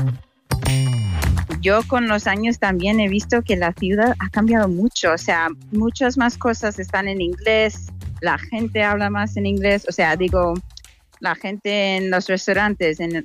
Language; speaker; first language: Spanish; non-native, fluent; English